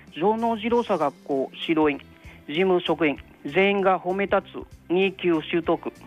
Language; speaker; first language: Japanese; non-native, fluent; Vietnamese